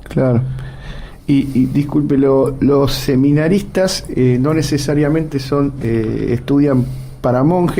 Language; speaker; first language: Spanish; native; Spanish